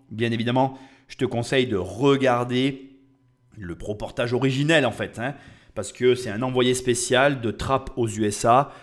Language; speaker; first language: French; native; French